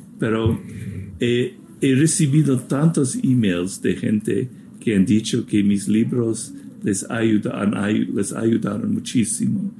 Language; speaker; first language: Spanish; non-native, fluent; English